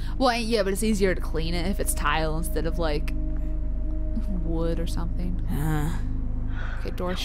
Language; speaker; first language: English; native; English